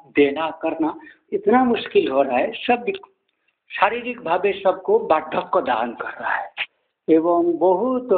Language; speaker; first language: Hindi; non-native, local second language; Bangla